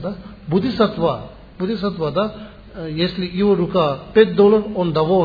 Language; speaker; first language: Russian; non-native, learner; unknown